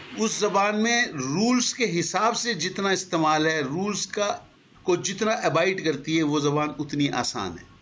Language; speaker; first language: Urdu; native; Urdu